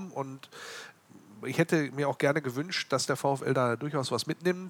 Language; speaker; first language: German; native; German